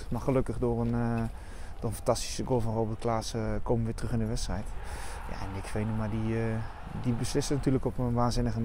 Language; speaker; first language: Dutch; native; Dutch